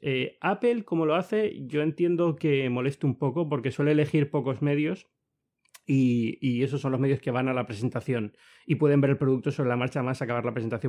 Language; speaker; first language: Spanish; native; Spanish